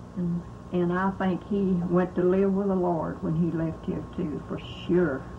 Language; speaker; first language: English; native; English